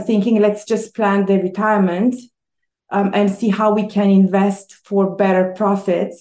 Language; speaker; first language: English; non-native, fluent; Romanian